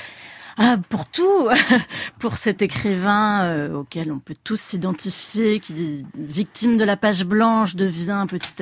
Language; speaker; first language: French; native; French